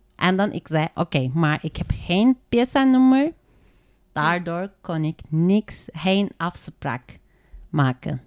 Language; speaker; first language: Dutch; non-native, learner; Turkish